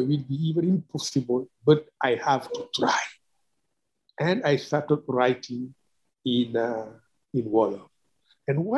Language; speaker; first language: English; non-native, fluent; Wolof